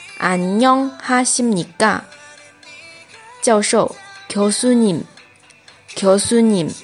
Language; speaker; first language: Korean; non-native, fluent; Chinese